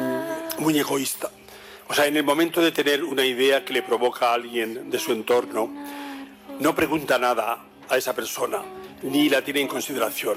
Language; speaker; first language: Spanish; native; Spanish